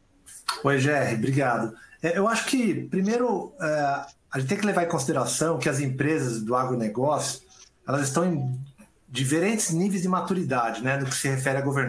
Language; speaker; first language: Portuguese; native; Portuguese